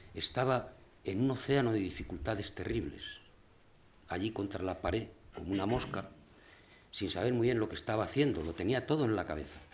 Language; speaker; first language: Spanish; native; Spanish